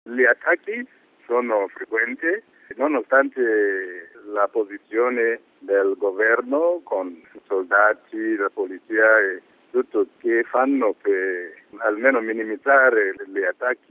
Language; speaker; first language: Italian; non-native, fluent; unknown